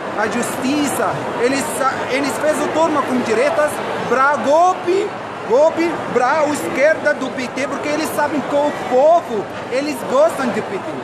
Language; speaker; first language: Portuguese; non-native, learner; Arabic